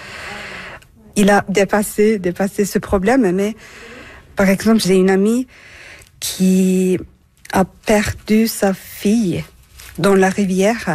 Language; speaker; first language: French; non-native, fluent; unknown